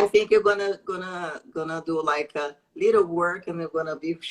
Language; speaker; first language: English; non-native, learner; Portuguese